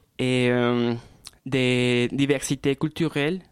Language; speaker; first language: French; non-native, learner; Spanish